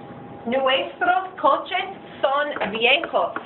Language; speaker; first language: Spanish; non-native, fluent; English